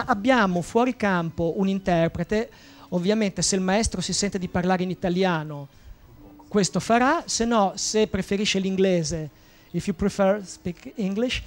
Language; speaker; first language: Italian; native; Italian